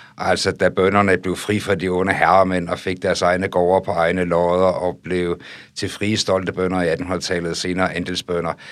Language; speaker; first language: Danish; native; Danish